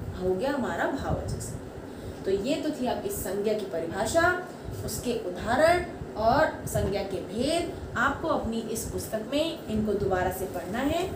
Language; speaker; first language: Hindi; native; Hindi